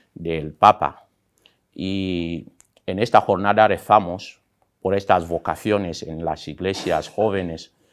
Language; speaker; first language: Spanish; non-native, local second language; Fang